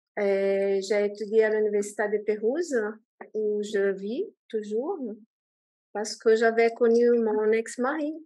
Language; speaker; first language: French; non-native, fluent; Portuguese